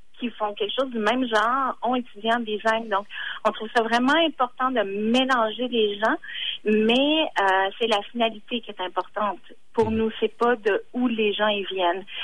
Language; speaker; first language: French; native; French